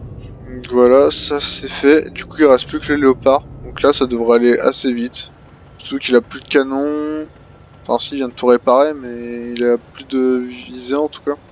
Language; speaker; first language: French; native; French